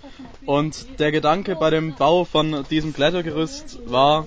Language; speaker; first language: German; native; German